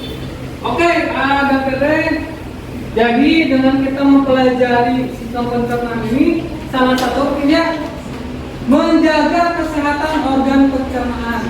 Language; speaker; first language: Indonesian; non-native, local second language; Sundanese